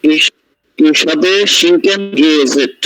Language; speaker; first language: German; non-native, learner; Bangla